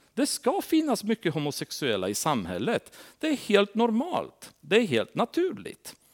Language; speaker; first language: Swedish; non-native, fluent; Romanian